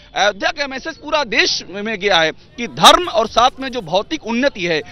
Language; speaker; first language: Hindi; native; Hindi